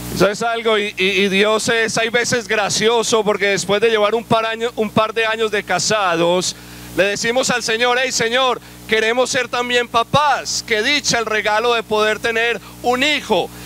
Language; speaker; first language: Spanish; native; Spanish